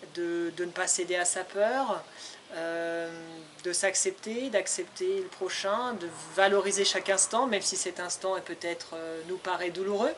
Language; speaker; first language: French; native; French